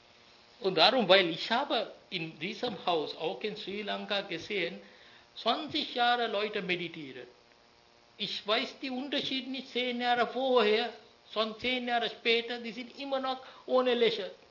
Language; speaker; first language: German; non-native, learner; Sinhala